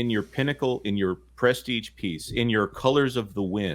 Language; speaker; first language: English; native; English